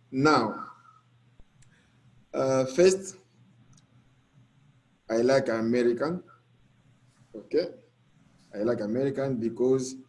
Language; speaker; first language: English; non-native, learner; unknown